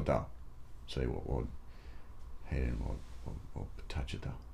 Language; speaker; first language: Chinese; non-native, learner; English